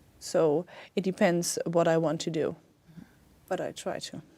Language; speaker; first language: English; non-native, fluent; German